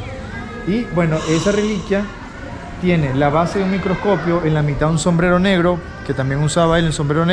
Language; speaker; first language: Spanish; native; Spanish